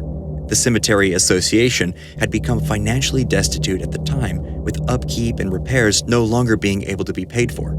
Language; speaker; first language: English; native; English